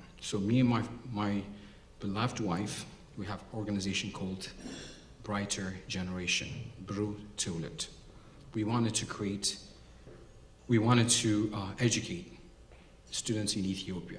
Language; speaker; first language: English; non-native, local second language; Amharic